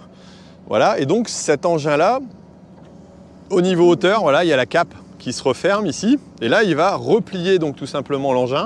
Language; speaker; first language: French; native; French